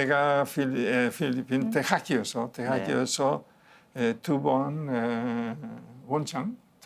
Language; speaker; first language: Korean; non-native, learner; Spanish